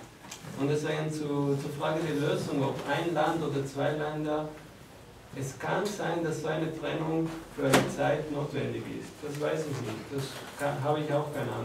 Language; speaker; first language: German; non-native, fluent; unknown